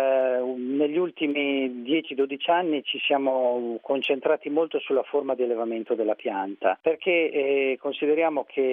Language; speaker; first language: Italian; native; Italian